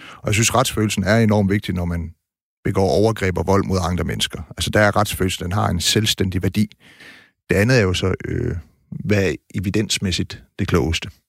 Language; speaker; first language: Danish; native; Danish